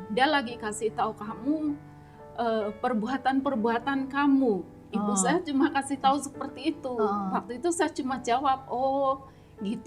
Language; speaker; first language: Indonesian; non-native, local second language; Javanese